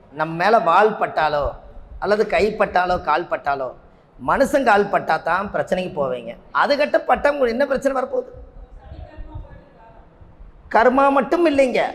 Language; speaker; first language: Tamil; native; Tamil